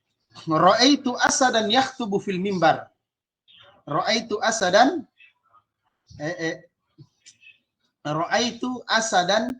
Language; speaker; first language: Arabic; non-native, fluent; Indonesian